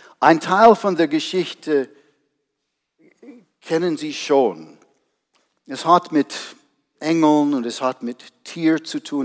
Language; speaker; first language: German; non-native, fluent; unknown